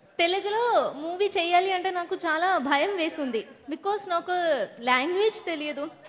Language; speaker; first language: Telugu; non-native, learner; Malayalam